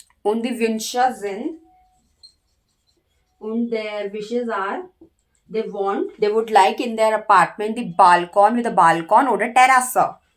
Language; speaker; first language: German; non-native, learner; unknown